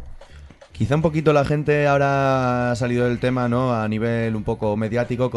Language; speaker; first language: Spanish; native; Spanish